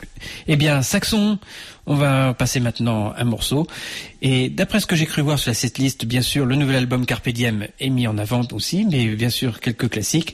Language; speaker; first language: French; native; French